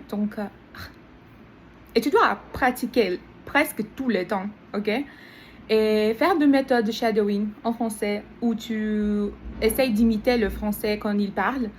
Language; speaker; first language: French; non-native, learner; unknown